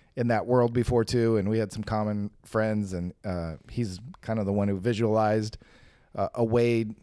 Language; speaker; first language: English; native; English